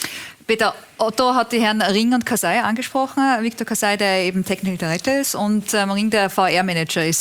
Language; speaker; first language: German; native; German